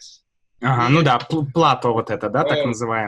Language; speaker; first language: Russian; native; Russian